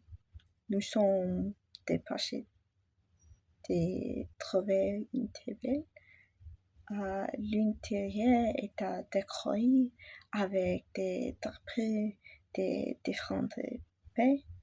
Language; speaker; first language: French; non-native, learner; English